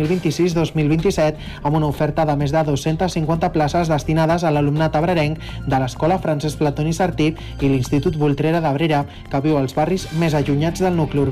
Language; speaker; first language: Catalan; native; Catalan